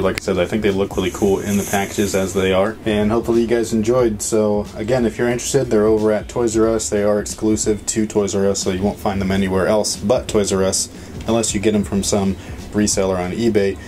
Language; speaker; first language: English; native; English